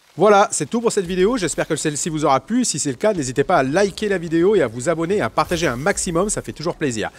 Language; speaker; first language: French; native; French